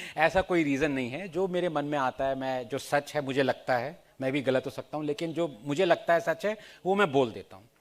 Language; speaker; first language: Hindi; non-native, local second language; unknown